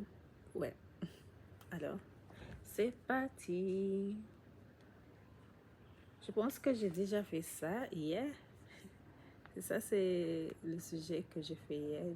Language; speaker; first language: French; non-native, learner; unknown